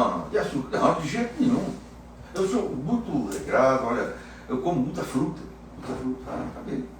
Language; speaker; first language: Portuguese; native; Portuguese